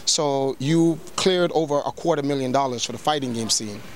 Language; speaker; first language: English; native; English